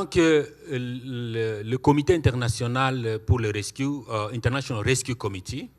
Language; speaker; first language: French; non-native, local second language; Swahili